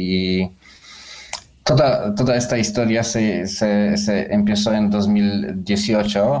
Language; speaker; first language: Spanish; non-native, learner; Polish